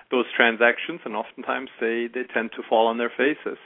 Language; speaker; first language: English; non-native, fluent; German